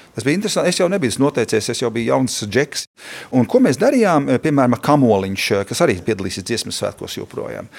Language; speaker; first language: Latvian; early bilingual, heritage; Latvian